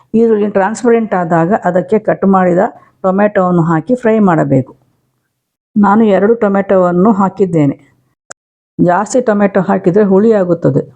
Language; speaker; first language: Kannada; non-native, local second language; Konkani